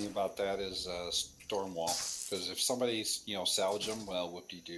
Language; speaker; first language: English; native; English